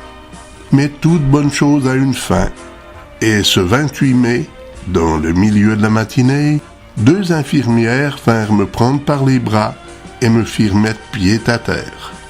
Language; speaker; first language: French; native; French